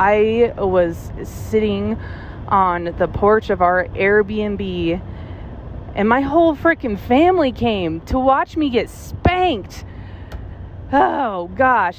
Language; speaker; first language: English; native; English